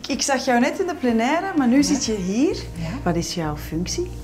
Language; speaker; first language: Dutch; native; Dutch